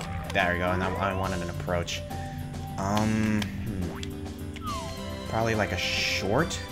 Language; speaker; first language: English; native; English